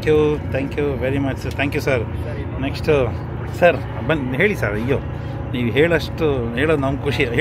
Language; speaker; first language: Kannada; native; Kannada